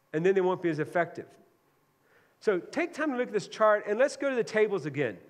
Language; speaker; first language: English; native; English